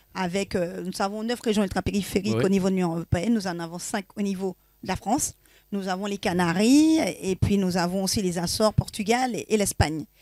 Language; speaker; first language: French; native; French